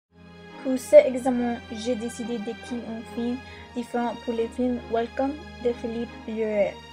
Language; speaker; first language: French; non-native, learner; English